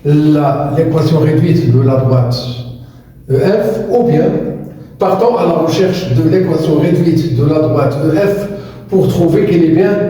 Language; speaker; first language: French; non-native, local second language; Arabic